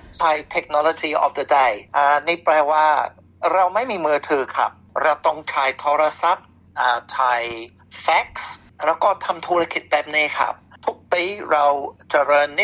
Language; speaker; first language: Thai; non-native, fluent; English